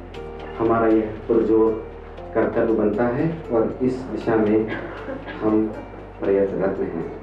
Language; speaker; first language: Hindi; native; Hindi